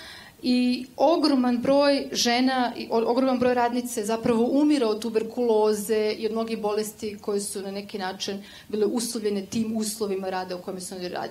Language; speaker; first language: Serbian; native; Serbian